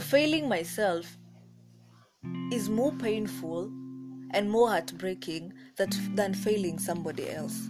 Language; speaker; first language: English; non-native, local second language; Kikuyu